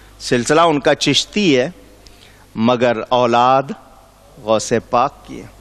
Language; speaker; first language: Urdu; non-native, local second language; Punjabi